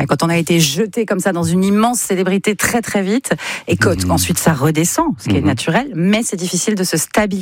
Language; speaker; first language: French; native; French